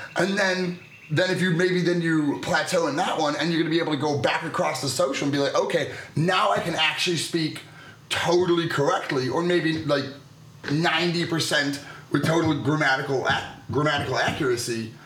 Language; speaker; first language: English; native; English